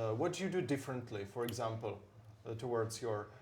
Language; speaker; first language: English; non-native, fluent; Czech